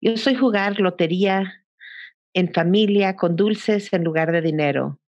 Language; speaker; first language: Spanish; early bilingual, heritage; Spanish